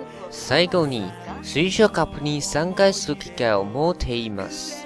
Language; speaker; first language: Japanese; non-native, learner; Chinese